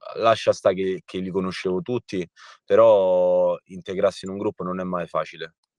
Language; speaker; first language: Italian; native; Italian